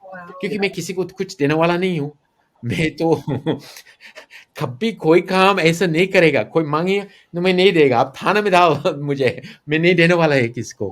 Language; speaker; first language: Hindi; non-native, fluent; English